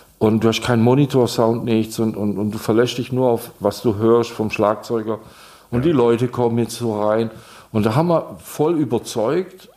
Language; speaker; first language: German; non-native, fluent; Czech